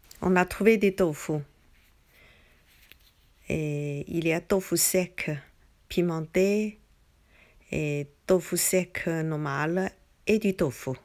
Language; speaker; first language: French; non-native, learner; Chinese